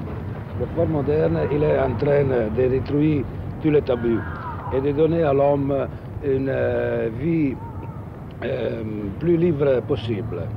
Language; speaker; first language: French; non-native, fluent; Italian